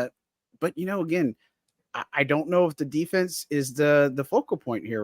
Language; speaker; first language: English; native; English